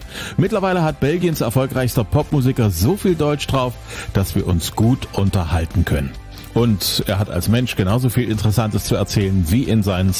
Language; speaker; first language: German; native; German